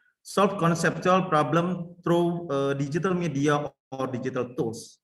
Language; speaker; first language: English; non-native, fluent; Indonesian